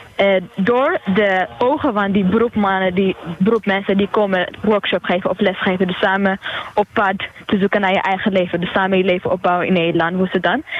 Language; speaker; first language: Dutch; non-native, fluent; Tigrinya